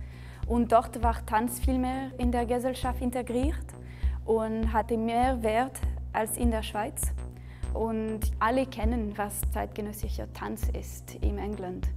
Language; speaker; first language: German; non-native, local second language; French